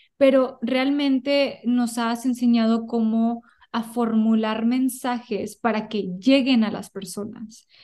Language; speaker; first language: Spanish; early bilingual, heritage; Spanish